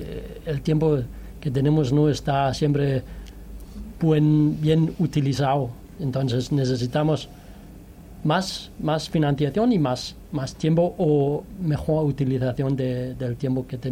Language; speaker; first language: Spanish; non-native, fluent; Danish